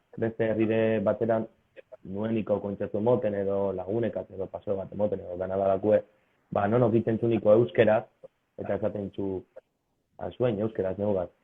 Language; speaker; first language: Basque; native; Basque